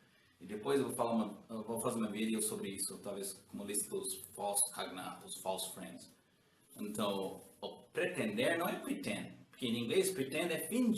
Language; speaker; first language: Portuguese; non-native, learner; English